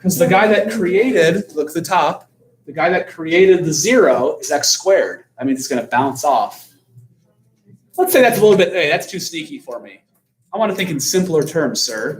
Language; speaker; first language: English; native; English